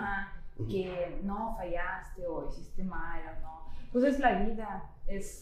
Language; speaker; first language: Spanish; non-native, fluent; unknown